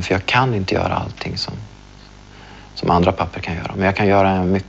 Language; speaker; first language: Swedish; native; Swedish